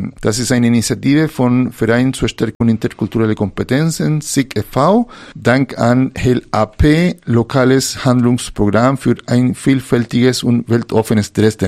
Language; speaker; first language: German; non-native, fluent; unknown